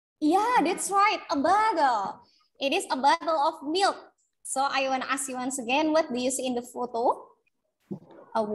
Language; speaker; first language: English; non-native, fluent; Indonesian